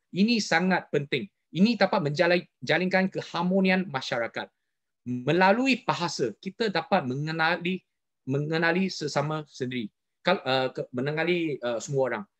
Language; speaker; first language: Malay; non-native, local second language; Chinese